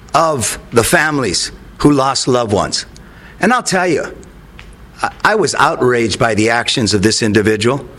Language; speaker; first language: English; native; English